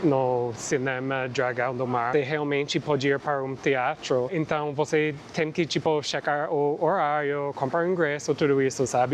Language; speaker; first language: Portuguese; non-native, fluent; English